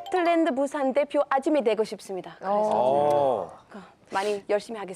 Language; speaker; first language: Korean; non-native, learner; English